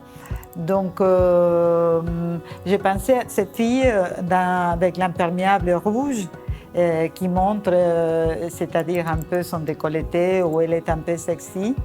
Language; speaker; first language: French; non-native, fluent; Spanish